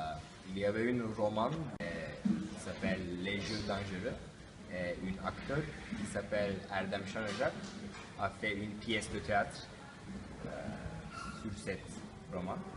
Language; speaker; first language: French; non-native, learner; Turkish